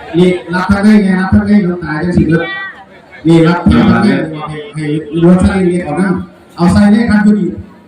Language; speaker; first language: Thai; native; Thai